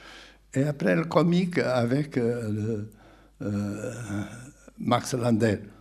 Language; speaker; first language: French; non-native, fluent; Portuguese